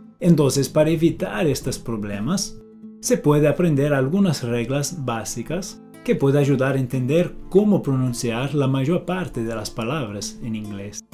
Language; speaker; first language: Spanish; non-native, fluent; English